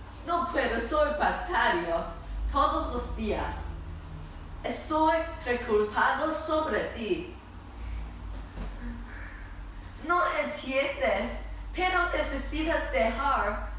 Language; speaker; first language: Spanish; non-native, learner; English